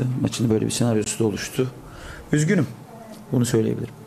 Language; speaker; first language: Turkish; native; Turkish